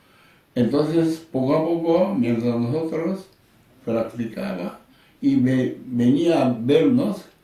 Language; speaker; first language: Spanish; non-native, learner; Japanese